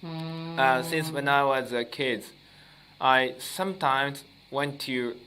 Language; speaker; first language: English; non-native, learner; Japanese